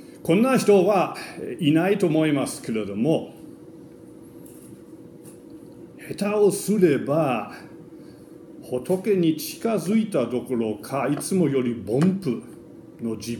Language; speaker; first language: Japanese; non-native, fluent; German